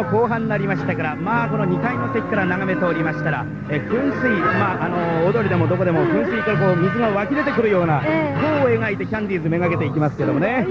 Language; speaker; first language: Japanese; native; Japanese